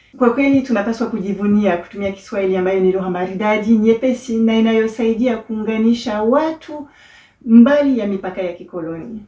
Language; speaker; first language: Swahili; non-native, fluent; French